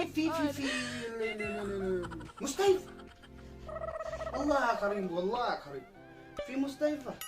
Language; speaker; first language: Arabic; non-native, learner; Oromo